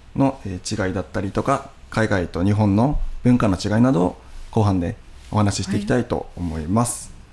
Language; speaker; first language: Japanese; native; Japanese